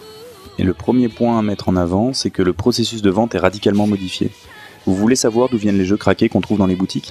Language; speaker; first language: French; native; French